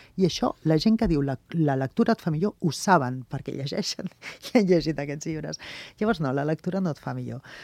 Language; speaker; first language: Catalan; non-native, local second language; Spanish